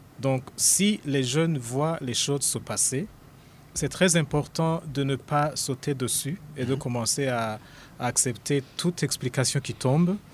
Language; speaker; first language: French; non-native, local second language; Rundi